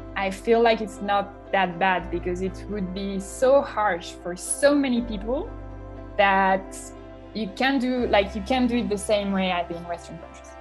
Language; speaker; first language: English; non-native, fluent; French